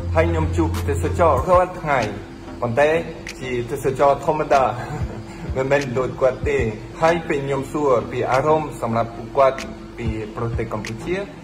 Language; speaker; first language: Khmer; non-native, fluent; French